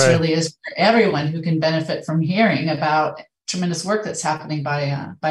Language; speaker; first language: English; native; English